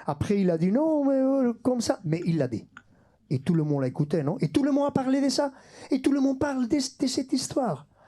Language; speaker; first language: French; non-native, fluent; Basque